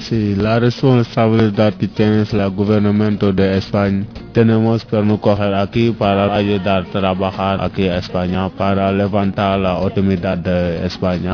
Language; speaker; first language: Spanish; non-native, learner; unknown